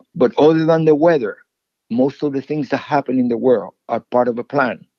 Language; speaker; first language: English; non-native, fluent; Spanish